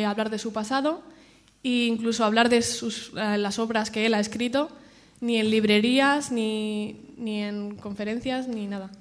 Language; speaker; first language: Spanish; native; Spanish